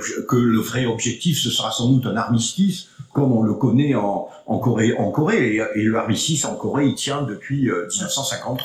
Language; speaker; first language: French; native; French